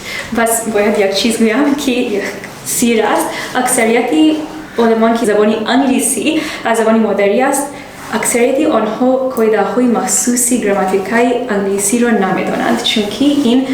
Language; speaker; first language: Persian; non-native, learner; English